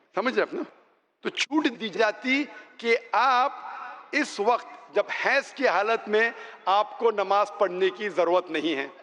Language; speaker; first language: Urdu; non-native, local second language; Konkani